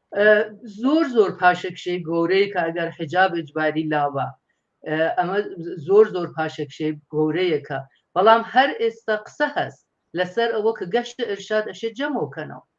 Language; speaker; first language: Central Kurdish; non-native, local second language; Persian